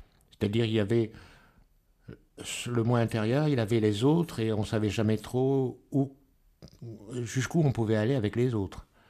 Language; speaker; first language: French; native; French